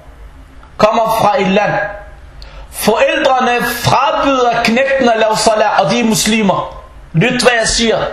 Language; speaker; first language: Danish; early bilingual, other home language; Arabic